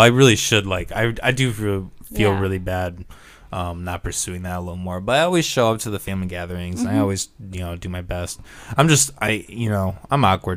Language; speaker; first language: English; native; English